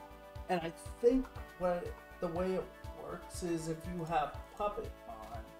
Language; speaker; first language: English; native; English